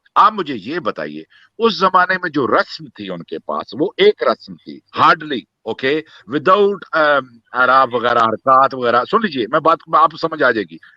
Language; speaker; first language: Urdu; native; Urdu